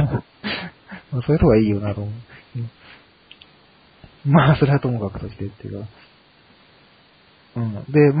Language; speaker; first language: Japanese; native; Japanese